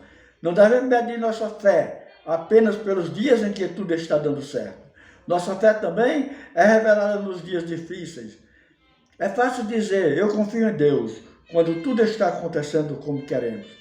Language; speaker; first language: Portuguese; native; Portuguese